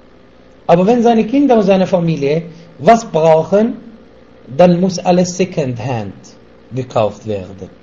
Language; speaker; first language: German; non-native, fluent; Arabic